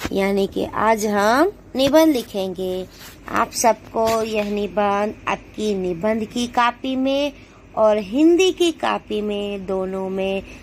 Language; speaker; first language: Hindi; non-native, local second language; Gujarati